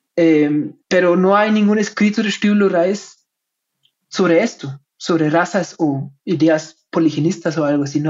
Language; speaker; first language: Spanish; non-native, fluent; German